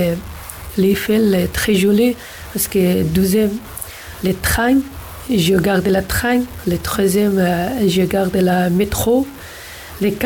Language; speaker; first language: French; non-native, learner; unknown